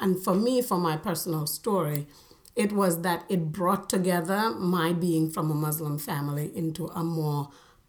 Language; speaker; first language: English; non-native, local second language; Wolof